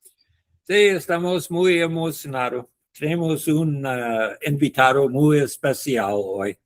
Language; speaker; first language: Spanish; non-native, learner; English